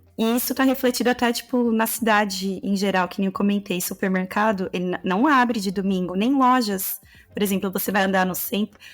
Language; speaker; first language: Portuguese; native; Portuguese